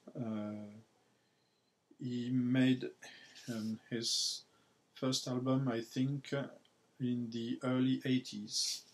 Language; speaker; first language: English; non-native, learner; French